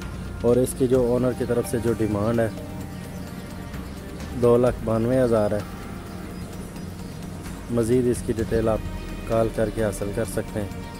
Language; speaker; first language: Hindi; non-native, local second language; Punjabi